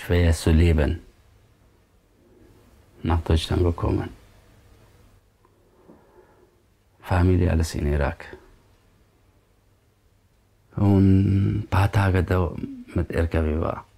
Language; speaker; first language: German; non-native, learner; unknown